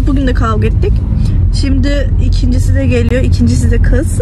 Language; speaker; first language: Turkish; early bilingual, heritage; Turkish